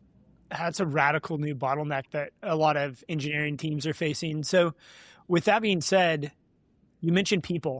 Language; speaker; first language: English; native; English